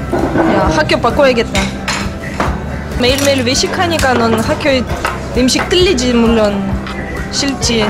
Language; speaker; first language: Korean; non-native, fluent; Russian